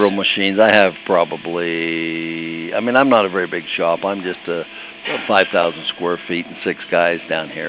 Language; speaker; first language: English; native; English